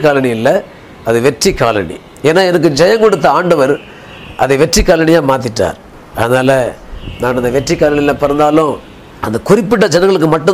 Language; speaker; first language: Tamil; native; Tamil